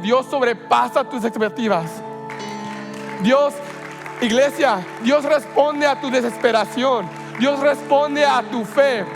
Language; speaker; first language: Spanish; early bilingual, heritage; Spanish